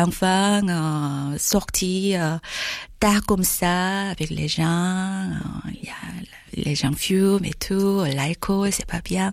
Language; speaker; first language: French; non-native, fluent; Korean